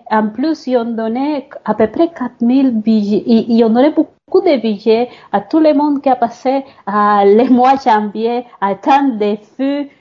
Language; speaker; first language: French; non-native, fluent; Spanish